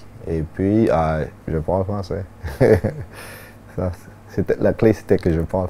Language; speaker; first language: French; non-native, local second language; Haitian Creole